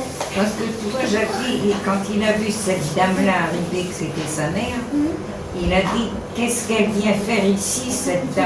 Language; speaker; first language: French; native; French